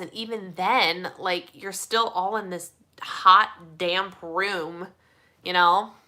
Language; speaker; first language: English; native; English